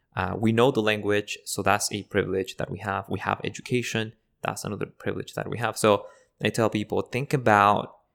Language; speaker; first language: English; early bilingual, other home language; Spanish